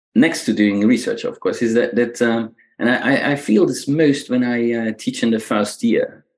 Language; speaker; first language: English; non-native, fluent; Dutch